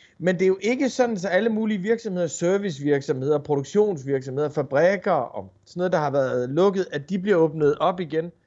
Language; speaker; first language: Danish; native; Danish